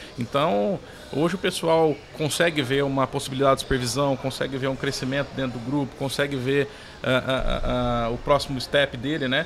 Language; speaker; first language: Portuguese; native; Portuguese